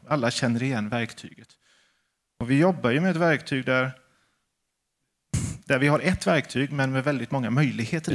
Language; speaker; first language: Swedish; native; Swedish